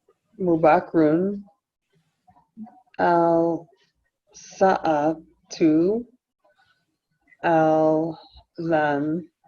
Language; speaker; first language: Arabic; non-native, learner; English